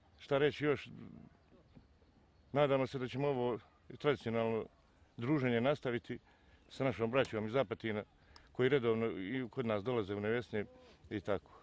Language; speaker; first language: Bosnian; native; Bosnian